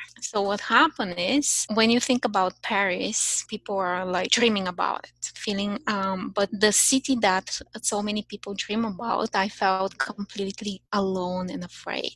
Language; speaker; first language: English; non-native, fluent; Bulgarian